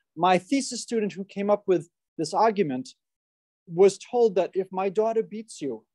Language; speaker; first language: English; native; English